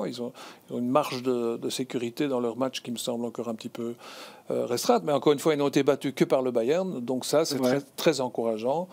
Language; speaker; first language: French; native; French